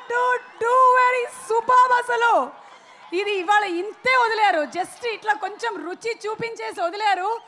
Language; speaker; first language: Telugu; native; Telugu